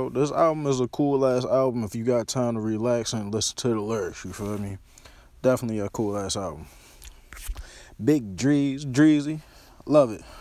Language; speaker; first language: English; native; English